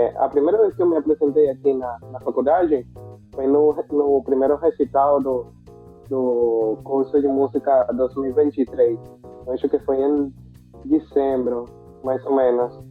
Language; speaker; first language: Portuguese; non-native, fluent; Spanish